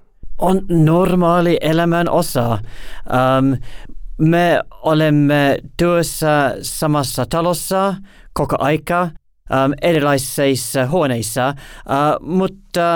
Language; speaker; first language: Finnish; non-native, learner; English